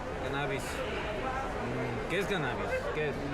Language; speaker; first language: Spanish; early bilingual, heritage; English